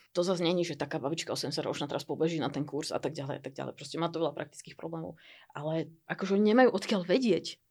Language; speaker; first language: Slovak; native; Slovak